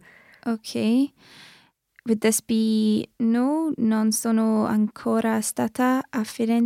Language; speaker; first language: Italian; non-native, learner; English